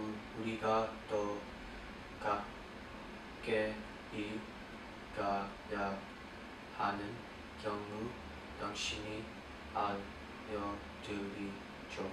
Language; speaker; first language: Korean; non-native, learner; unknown